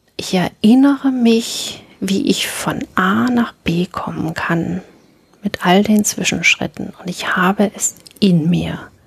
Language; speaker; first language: German; native; German